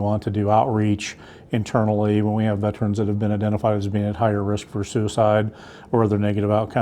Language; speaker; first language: English; native; English